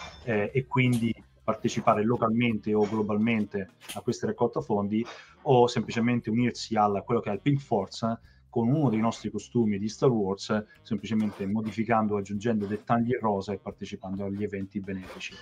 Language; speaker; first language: Italian; native; Italian